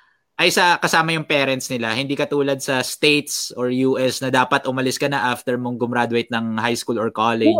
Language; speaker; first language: Filipino; native; Filipino